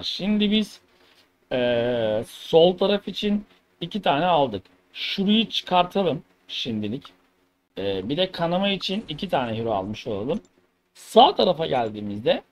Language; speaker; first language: Turkish; native; Turkish